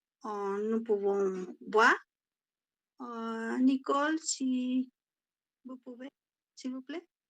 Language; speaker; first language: French; non-native, learner; Spanish